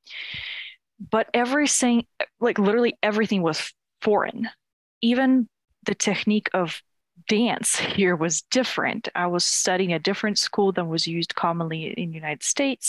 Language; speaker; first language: English; non-native, fluent; Ukrainian